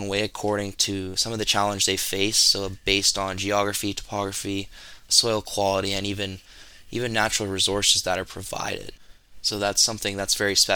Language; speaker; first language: English; native; English